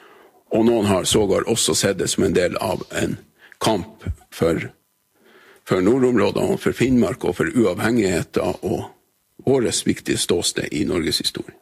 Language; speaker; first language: Norwegian; native; Norwegian